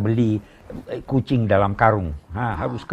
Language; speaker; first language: Indonesian; native; Indonesian